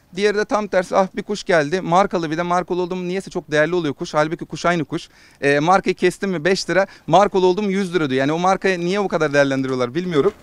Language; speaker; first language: Turkish; native; Turkish